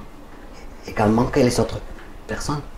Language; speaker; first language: French; non-native, learner; Spanish